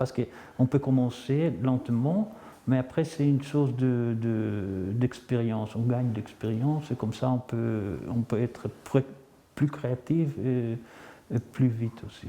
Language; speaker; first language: French; non-native, fluent; Greek